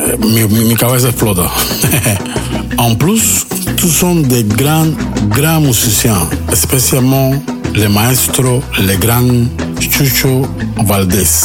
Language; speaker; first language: French; non-native, learner; Spanish